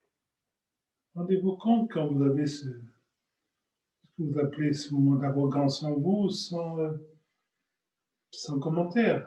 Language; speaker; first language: French; native; French